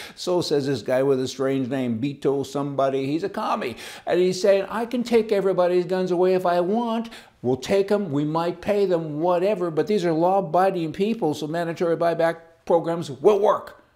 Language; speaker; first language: English; native; English